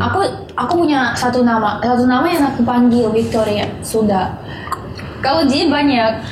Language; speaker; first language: Indonesian; non-native, learner; Russian